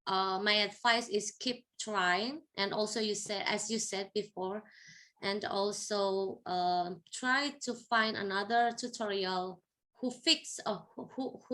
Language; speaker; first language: English; non-native, fluent; Indonesian